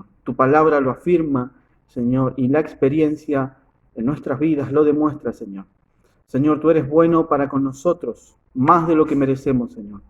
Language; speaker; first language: Spanish; native; Spanish